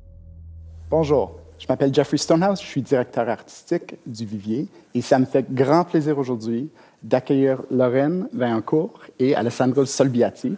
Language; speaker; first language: French; native; French